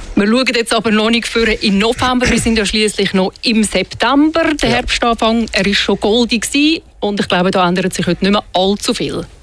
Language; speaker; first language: German; native; German